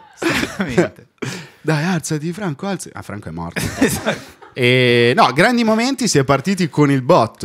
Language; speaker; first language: Italian; native; Italian